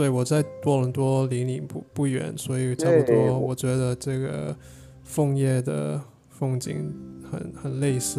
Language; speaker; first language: Chinese; non-native, learner; English